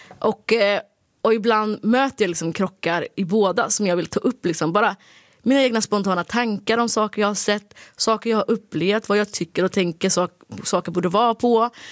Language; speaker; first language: Swedish; early bilingual, other home language; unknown